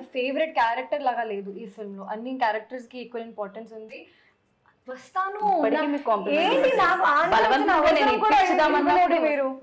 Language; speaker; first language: Telugu; non-native, fluent; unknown